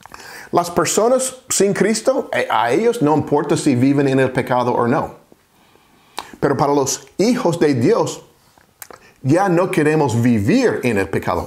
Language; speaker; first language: Spanish; non-native, fluent; English